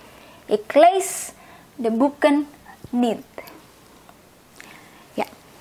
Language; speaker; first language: Dutch; non-native, fluent; Indonesian